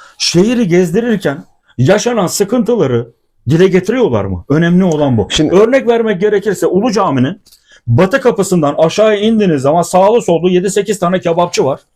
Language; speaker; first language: Turkish; native; Turkish